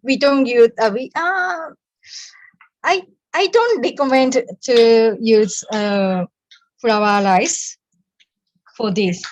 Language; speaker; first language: English; non-native, learner; Japanese